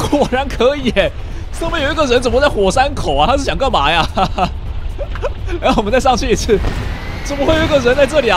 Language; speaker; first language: Chinese; native; Chinese